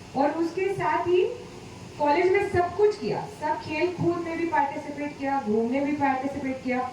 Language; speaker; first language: Hindi; non-native, local second language; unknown